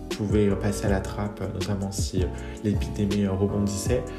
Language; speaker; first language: French; native; French